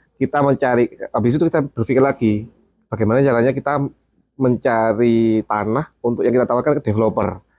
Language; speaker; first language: Indonesian; non-native, local second language; Javanese